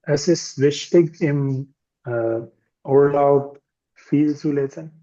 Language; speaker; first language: German; non-native, learner; Urdu